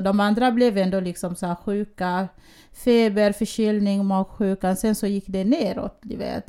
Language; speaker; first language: Swedish; early bilingual, other home language; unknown